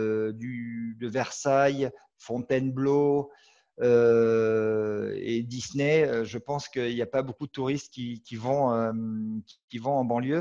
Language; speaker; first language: French; native; French